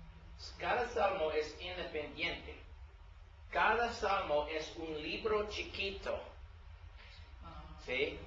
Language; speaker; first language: Spanish; non-native, learner; English